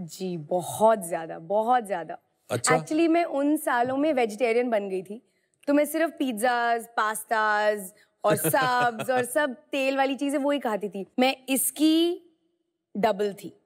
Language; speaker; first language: Hindi; native; Hindi